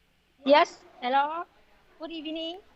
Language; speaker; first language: English; non-native, learner; Vietnamese